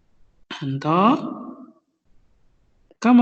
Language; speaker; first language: English; non-native, fluent; Indonesian